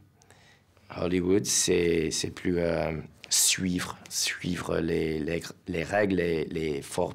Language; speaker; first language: French; non-native, learner; English